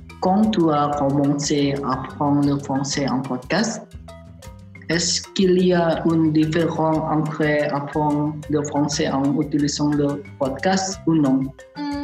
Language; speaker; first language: French; non-native, learner; Chinese